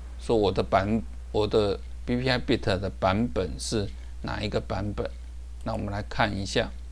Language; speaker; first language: Chinese; native; Chinese